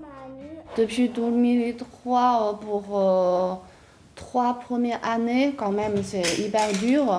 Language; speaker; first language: French; non-native, learner; Chinese